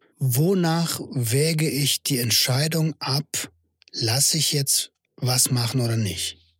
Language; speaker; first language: German; native; German